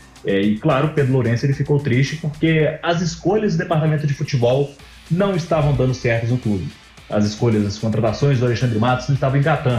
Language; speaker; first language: Portuguese; native; Portuguese